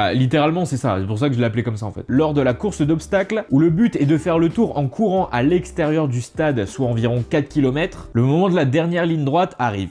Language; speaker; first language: French; native; French